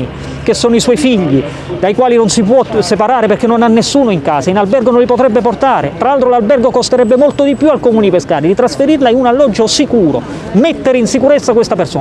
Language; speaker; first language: Italian; native; Italian